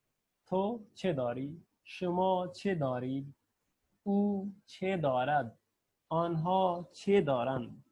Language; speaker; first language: Persian; non-native, fluent; Urdu